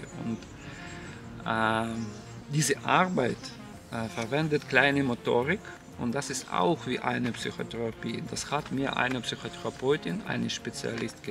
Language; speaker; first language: German; non-native, learner; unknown